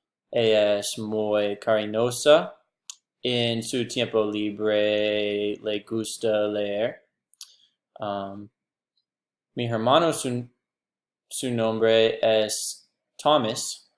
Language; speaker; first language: Spanish; non-native, learner; English